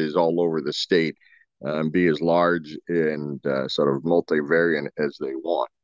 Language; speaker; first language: English; native; English